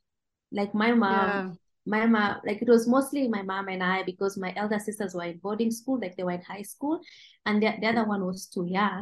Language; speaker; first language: English; non-native, local second language; Kalenjin